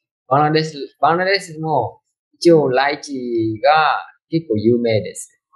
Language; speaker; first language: Japanese; non-native, fluent; Vietnamese